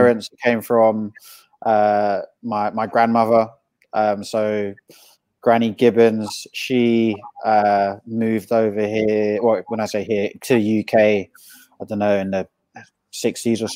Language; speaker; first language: English; native; English